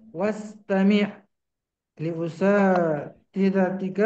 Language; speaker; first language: Arabic; non-native, learner; Indonesian